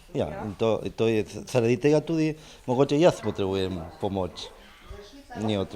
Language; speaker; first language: Slovenian; non-native, learner; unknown